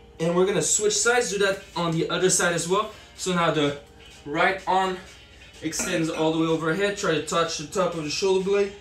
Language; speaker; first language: English; native; English